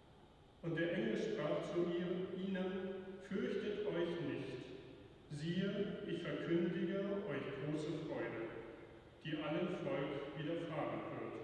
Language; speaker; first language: German; native; German